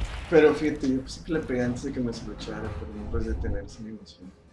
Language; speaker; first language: Spanish; native; Spanish